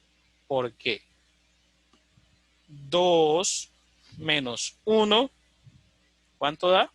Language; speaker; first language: Spanish; native; Spanish